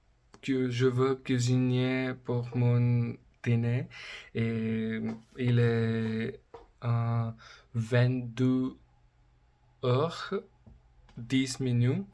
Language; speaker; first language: French; non-native, learner; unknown